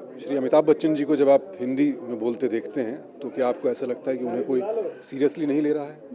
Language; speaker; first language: Hindi; native; Hindi